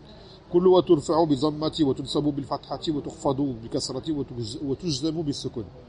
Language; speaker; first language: Arabic; non-native, fluent; French